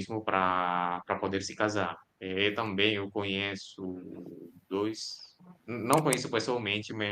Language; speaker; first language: Portuguese; non-native, fluent; Indonesian